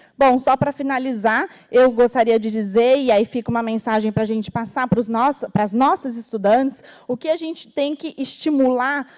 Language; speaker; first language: Portuguese; native; Portuguese